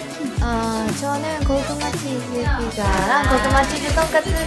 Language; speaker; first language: Korean; non-native, learner; Japanese